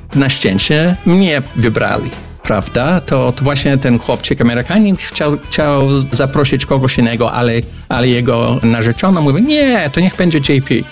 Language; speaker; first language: Polish; non-native, fluent; English